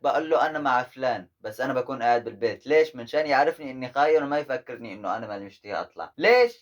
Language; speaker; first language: Arabic; native; Arabic